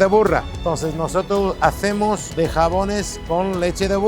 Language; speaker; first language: Spanish; non-native, learner; Turkish